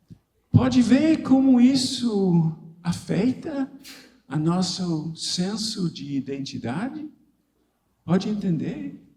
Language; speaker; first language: Portuguese; non-native, fluent; English